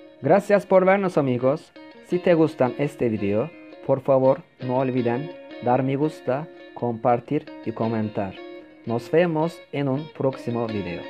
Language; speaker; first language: Spanish; non-native, fluent; Turkish